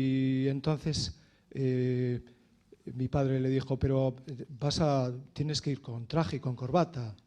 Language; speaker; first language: Spanish; non-native, local second language; Galician